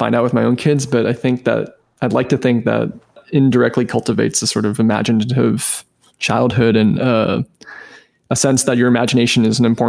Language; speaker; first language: English; native; English